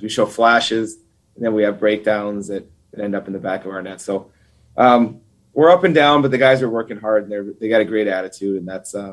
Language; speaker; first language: English; native; English